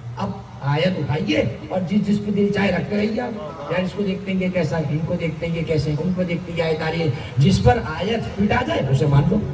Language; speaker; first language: Urdu; native; Urdu